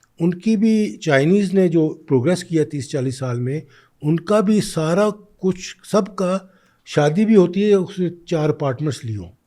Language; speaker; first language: Urdu; non-native, local second language; Punjabi